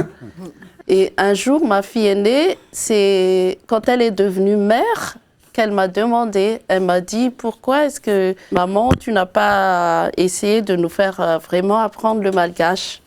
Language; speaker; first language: French; non-native, local second language; Malagasy